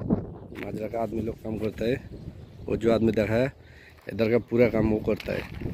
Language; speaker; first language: Hindi; non-native, learner; Bangla